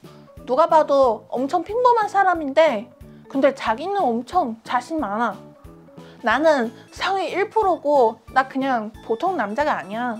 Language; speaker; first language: Korean; non-native, fluent; Chinese